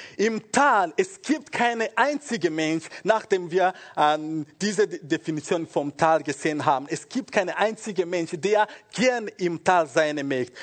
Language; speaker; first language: German; non-native, fluent; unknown